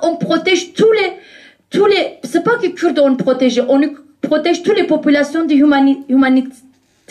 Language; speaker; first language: French; non-native, learner; Kurdish